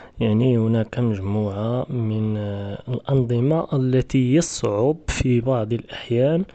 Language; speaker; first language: Arabic; native; Arabic